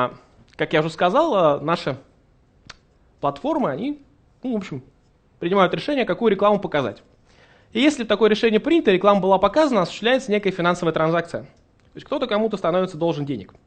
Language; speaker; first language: Russian; native; Russian